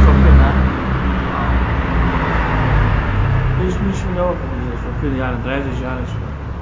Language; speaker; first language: German; non-native, learner; Bulgarian